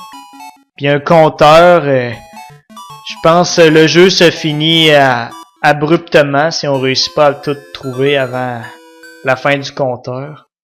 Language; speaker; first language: French; native; French